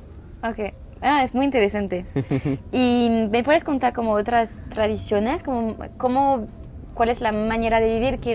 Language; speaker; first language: Spanish; non-native, learner; French